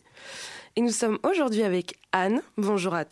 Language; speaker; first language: French; native; French